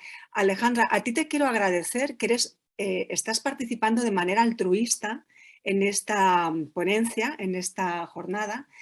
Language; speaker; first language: Spanish; native; Spanish